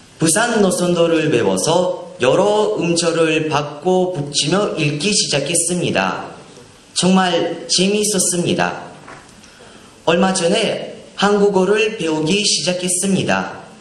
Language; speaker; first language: Korean; non-native, learner; Russian